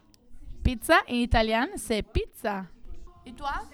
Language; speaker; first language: French; non-native, learner; Italian